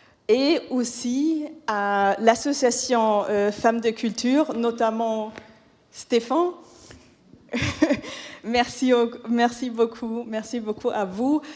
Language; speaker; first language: French; non-native, fluent; German